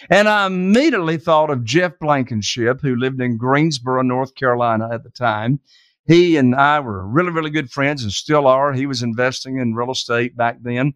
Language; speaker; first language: English; native; English